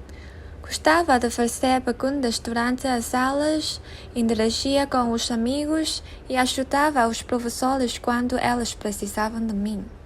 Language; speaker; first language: Portuguese; non-native, learner; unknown